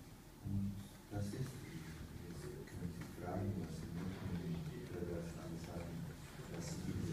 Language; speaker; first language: German; non-native, fluent; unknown